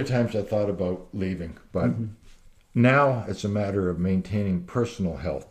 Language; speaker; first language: English; native; English